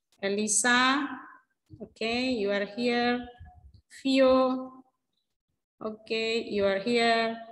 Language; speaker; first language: English; non-native, learner; Indonesian